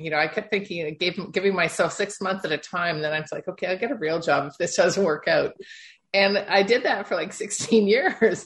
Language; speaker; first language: English; native; English